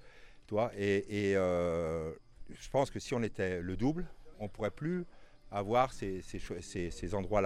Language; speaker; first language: French; native; French